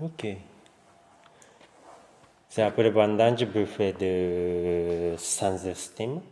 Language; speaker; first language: French; non-native, learner; Japanese